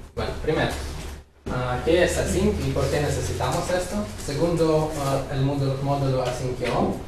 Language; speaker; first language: Spanish; non-native, learner; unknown